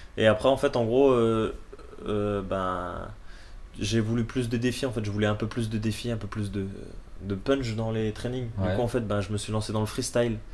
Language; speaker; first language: French; native; French